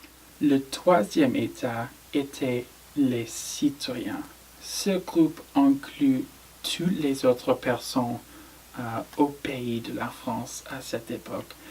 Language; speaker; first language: French; non-native, learner; English